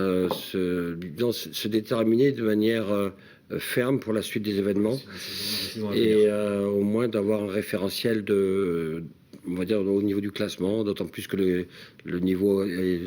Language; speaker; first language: French; native; French